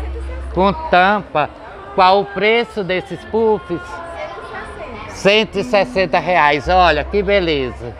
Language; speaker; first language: Portuguese; native; Portuguese